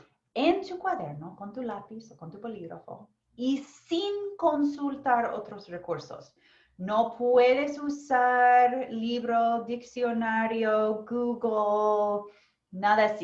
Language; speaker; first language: Spanish; non-native, fluent; English